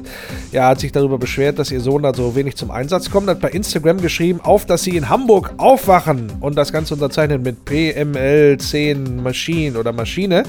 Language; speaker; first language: German; native; German